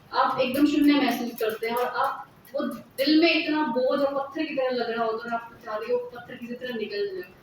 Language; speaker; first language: Hindi; native; Hindi